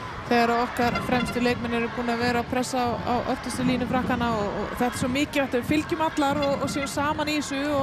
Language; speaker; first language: Icelandic; native; Icelandic